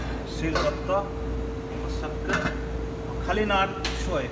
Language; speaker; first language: Arabic; non-native, learner; Urdu